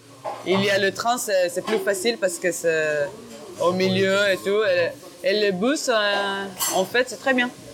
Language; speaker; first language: French; non-native, learner; Hebrew